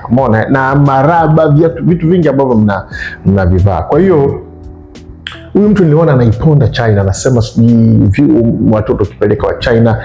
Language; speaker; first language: Swahili; native; Swahili